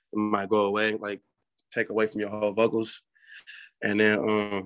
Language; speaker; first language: English; native; English